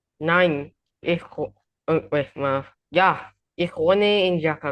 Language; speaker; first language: German; non-native, learner; Indonesian